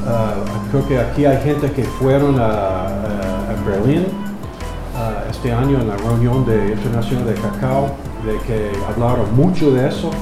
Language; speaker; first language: Spanish; non-native, learner; English